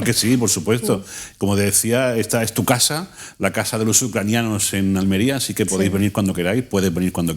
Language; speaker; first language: Spanish; native; Spanish